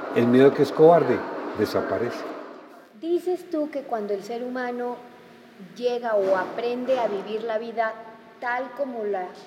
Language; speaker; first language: Spanish; native; Spanish